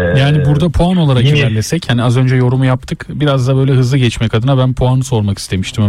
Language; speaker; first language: Turkish; native; Turkish